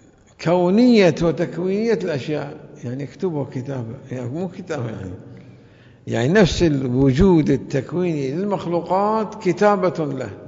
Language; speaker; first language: Arabic; native; Arabic